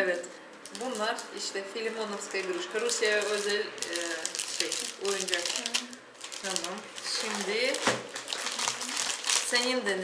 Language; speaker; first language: Turkish; non-native, fluent; Russian